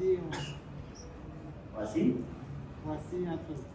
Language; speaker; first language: Arabic; non-native, learner; Indonesian